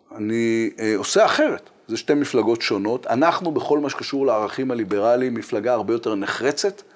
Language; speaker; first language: Hebrew; native; Hebrew